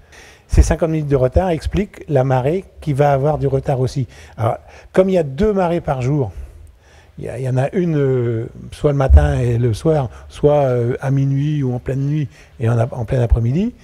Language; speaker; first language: French; native; French